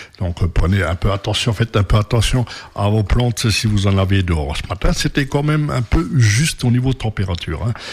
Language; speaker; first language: French; native; French